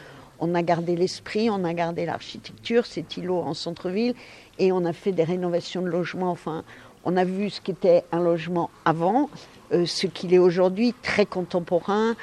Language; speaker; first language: French; native; French